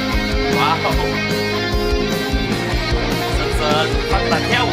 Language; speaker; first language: Chinese; native; Chinese